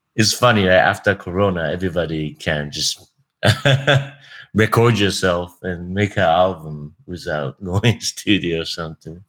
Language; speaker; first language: English; non-native, fluent; Japanese